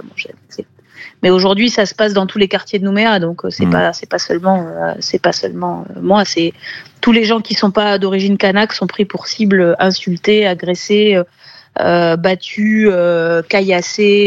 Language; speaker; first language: French; native; French